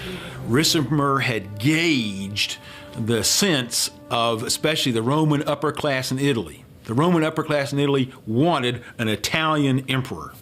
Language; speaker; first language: English; native; English